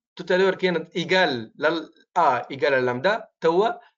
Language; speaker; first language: French; non-native, local second language; Arabic